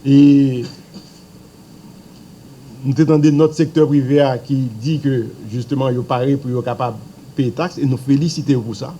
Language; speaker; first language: French; non-native, local second language; Haitian Creole